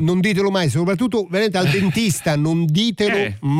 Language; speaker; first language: Italian; native; Italian